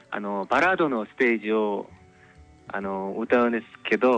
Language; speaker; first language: Japanese; non-native, fluent; Korean